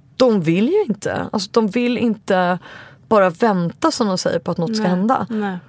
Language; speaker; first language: Swedish; native; Swedish